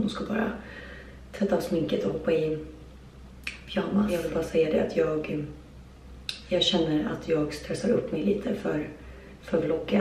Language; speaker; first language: Swedish; native; Swedish